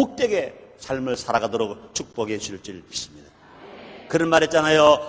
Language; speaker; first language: Korean; native; Korean